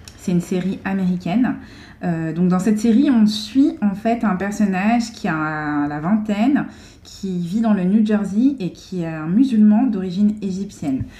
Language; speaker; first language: French; native; French